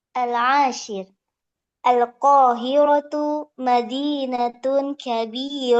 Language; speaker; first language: Arabic; non-native, learner; Indonesian